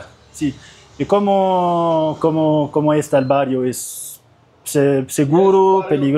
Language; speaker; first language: Spanish; non-native, learner; Arabic